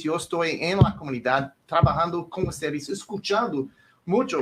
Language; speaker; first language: Spanish; non-native, learner; English